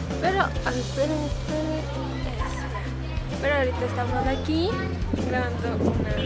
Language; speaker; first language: Spanish; native; Spanish